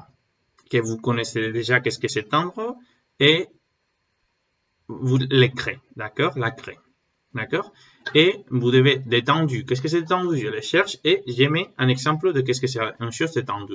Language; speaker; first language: French; non-native, learner; Spanish